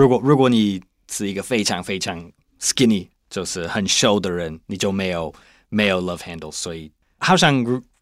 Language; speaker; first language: Chinese; non-native, learner; English